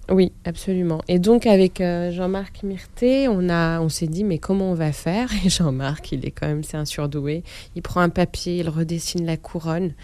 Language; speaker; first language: French; non-native, local second language; Arabic